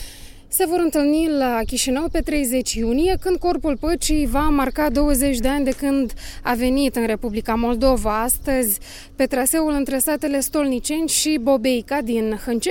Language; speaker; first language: Romanian; native; Romanian